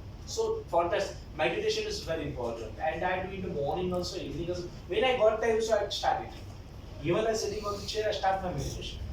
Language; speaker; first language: English; non-native, local second language; Marathi